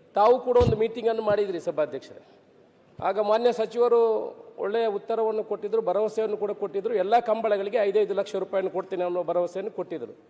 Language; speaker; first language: Kannada; non-native, local second language; Tulu